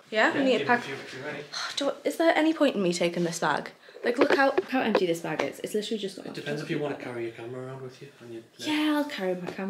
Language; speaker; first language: English; native; English